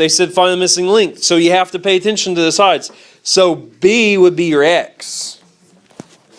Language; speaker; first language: English; native; English